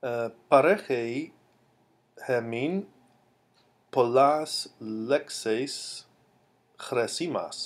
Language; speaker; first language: Greek; non-native, fluent; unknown